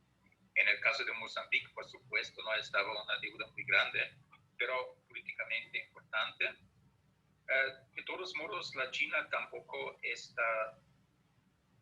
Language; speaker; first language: Spanish; non-native, fluent; German